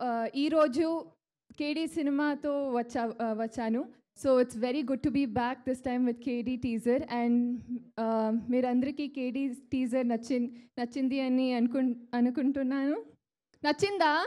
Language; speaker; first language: Telugu; non-native, learner; Kannada